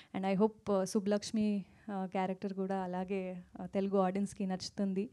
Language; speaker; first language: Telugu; non-native, local second language; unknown